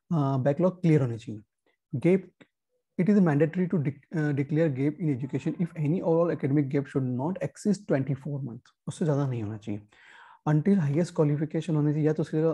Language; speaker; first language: Hindi; native; Hindi